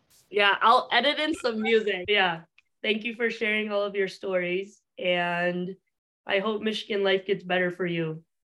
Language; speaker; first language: English; early bilingual, other home language; Chinese